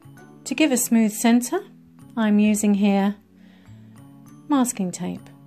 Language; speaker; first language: English; native; English